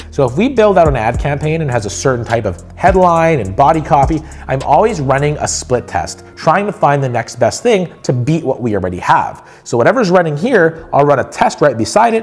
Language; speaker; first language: English; native; English